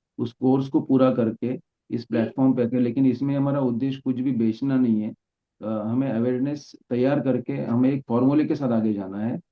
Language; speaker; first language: Hindi; non-native, local second language; Marathi